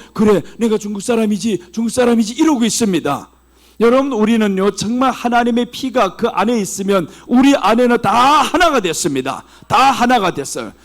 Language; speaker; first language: Korean; early bilingual, heritage; Korean